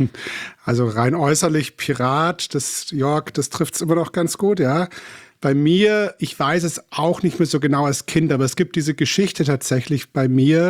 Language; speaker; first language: German; native; German